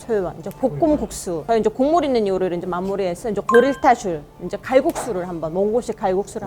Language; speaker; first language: Korean; non-native, fluent; Mongolian